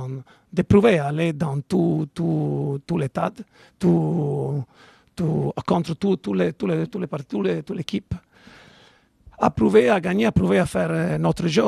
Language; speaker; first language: French; non-native, learner; Italian